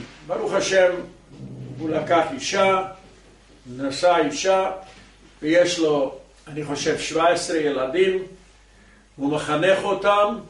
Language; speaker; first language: Hebrew; non-native, fluent; English